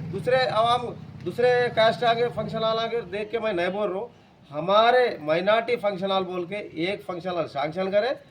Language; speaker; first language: Hindi; native; Hindi